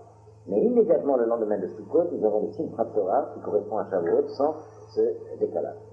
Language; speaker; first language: French; native; French